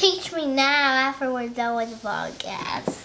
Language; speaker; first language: English; native; English